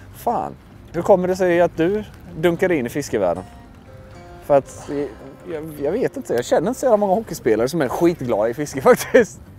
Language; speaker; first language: Swedish; early bilingual, other home language; Russian